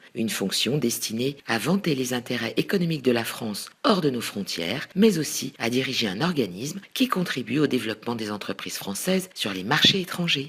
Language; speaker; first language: French; native; French